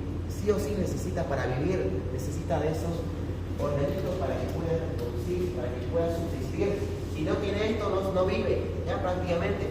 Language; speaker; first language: Spanish; native; Spanish